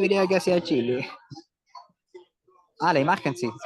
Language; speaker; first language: Spanish; native; Spanish